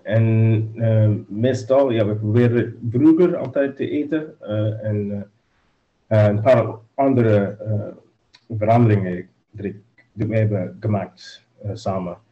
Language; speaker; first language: Dutch; non-native, learner; English